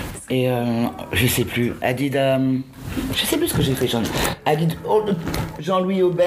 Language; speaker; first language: French; native; French